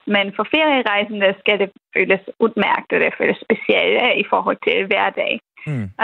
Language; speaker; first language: Danish; non-native, fluent; German